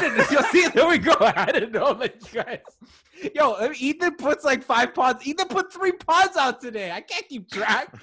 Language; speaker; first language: English; native; English